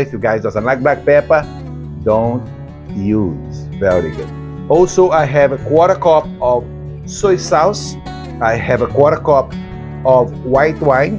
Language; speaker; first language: English; non-native, fluent; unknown